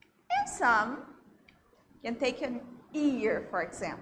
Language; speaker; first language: English; non-native, fluent; Portuguese